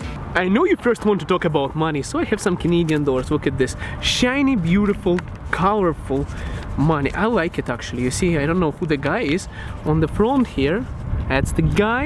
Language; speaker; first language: English; non-native, local second language; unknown